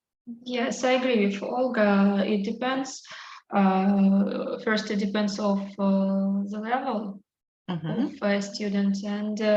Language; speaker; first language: English; non-native, learner; Russian